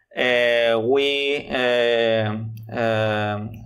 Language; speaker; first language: English; non-native, learner; Spanish